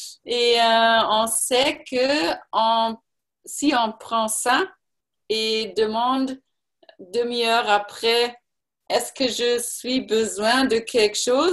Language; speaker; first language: French; non-native, learner; German